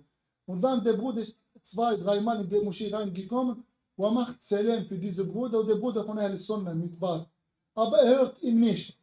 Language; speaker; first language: German; non-native, learner; Arabic